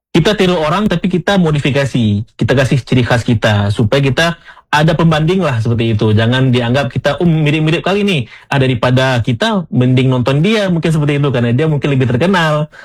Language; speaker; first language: Indonesian; non-native, local second language; Achinese